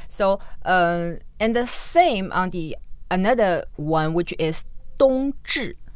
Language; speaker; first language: English; non-native, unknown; Chinese